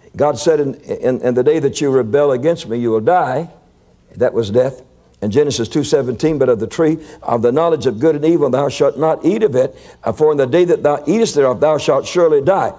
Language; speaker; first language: English; native; English